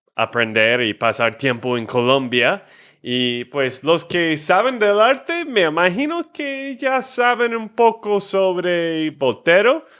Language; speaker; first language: Spanish; non-native, fluent; English